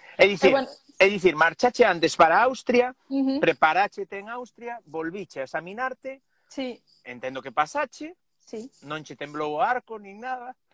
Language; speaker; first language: Galician; non-native, local second language; Spanish